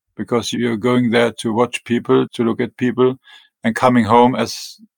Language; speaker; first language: English; non-native, fluent; German